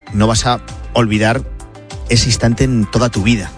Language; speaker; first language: Spanish; native; Spanish